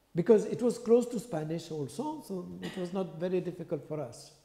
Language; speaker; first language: English; non-native, fluent; French